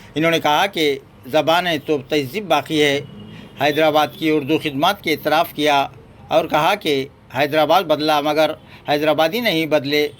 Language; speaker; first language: Urdu; native; Urdu